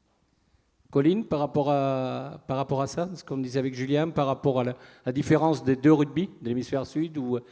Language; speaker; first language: French; native; French